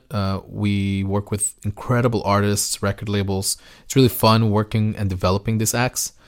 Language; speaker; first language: English; early bilingual, other home language; Spanish